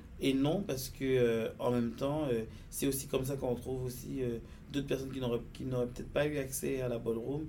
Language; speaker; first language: French; native; French